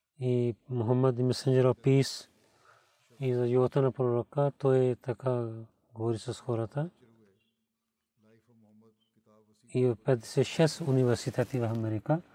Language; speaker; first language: Bulgarian; non-native, learner; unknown